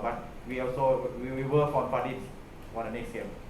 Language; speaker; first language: English; non-native, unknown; Thai